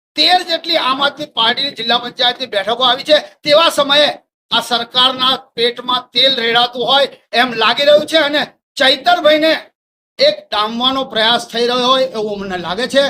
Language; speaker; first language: Gujarati; native; Gujarati